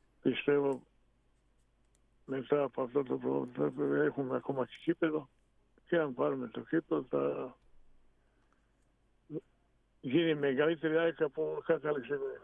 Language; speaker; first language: Greek; non-native, fluent; Bosnian